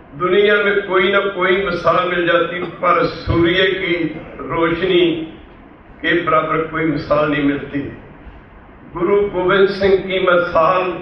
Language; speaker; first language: Urdu; non-native, local second language; Punjabi